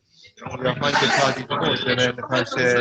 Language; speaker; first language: Swedish; non-native, fluent; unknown